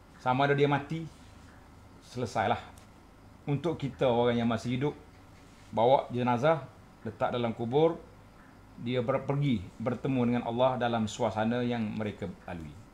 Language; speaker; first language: Malay; native; Malay